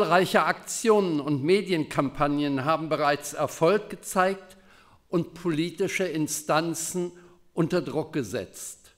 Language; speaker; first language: German; native; German